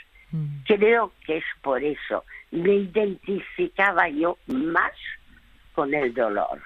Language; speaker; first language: Spanish; early bilingual, other home language; French